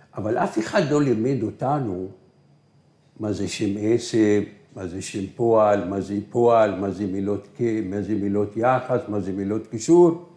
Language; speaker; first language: Hebrew; non-native, local second language; Arabic